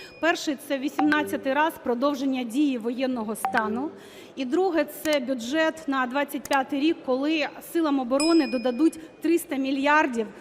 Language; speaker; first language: Ukrainian; native; Ukrainian